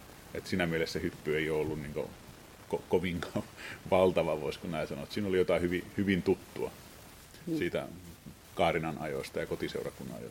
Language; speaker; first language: Finnish; native; Finnish